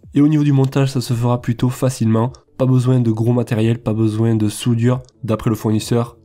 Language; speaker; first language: French; native; French